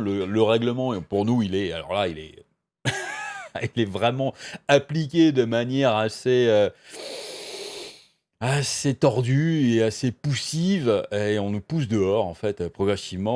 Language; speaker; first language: French; native; French